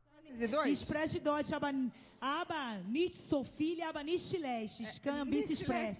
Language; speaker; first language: German; non-native, learner; Portuguese